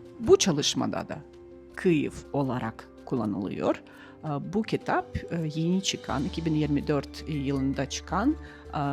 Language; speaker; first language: Turkish; non-native, fluent; Ukrainian